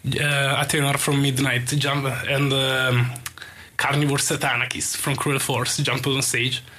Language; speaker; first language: English; non-native, fluent; Italian